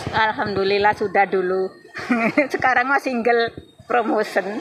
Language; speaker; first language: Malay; non-native, local second language; Javanese